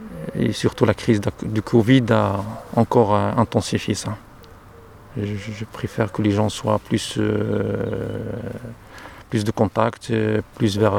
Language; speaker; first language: French; non-native, local second language; Arabic